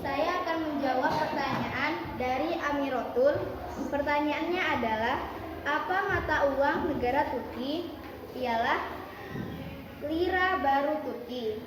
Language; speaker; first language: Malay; non-native, local second language; Madurese